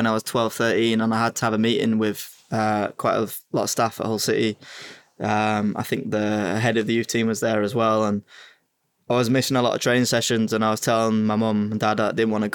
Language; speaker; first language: English; native; English